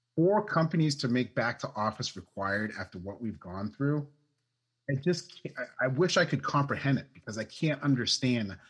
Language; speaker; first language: English; native; English